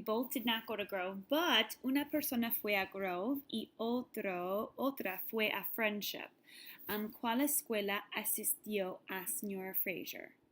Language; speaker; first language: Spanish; non-native, fluent; English